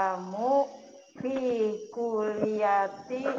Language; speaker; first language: Arabic; non-native, learner; Indonesian